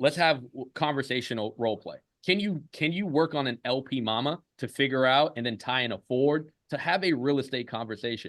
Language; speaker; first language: English; native; English